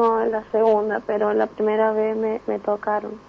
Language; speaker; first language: Spanish; native; Spanish